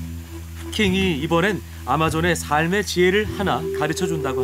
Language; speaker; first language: Korean; native; Korean